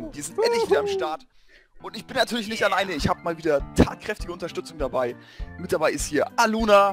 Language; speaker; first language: German; native; German